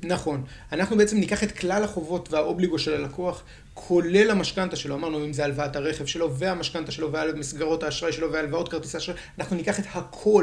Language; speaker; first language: Hebrew; native; Hebrew